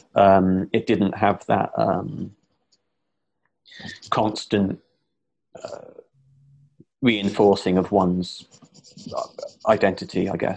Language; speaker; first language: English; native; English